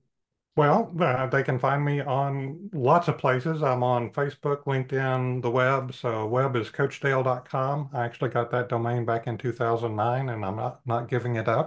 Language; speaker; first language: English; native; English